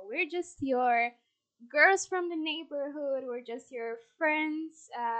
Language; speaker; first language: English; non-native, fluent; Polish